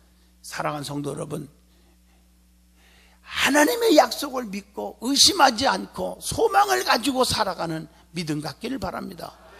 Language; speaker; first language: Korean; native; Korean